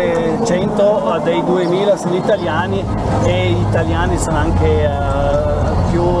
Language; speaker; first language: Italian; non-native, local second language; German